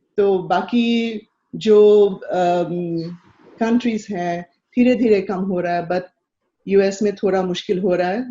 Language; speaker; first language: Hindi; non-native, local second language; Assamese